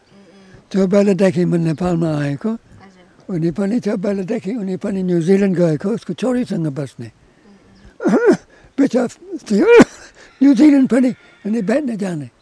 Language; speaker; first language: Nepali; non-native, learner; English